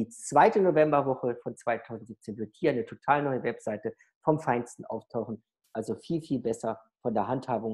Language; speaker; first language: German; native; German